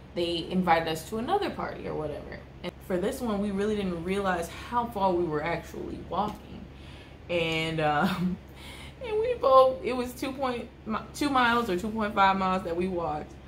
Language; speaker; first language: English; native; English